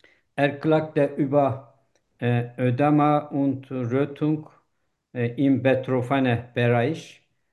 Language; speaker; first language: German; non-native, learner; Turkish